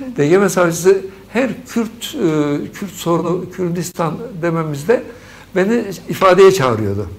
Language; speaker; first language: Turkish; early bilingual, other home language; Uzbek